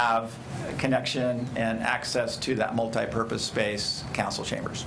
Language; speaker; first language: English; native; English